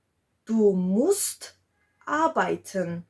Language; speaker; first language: German; non-native, fluent; Georgian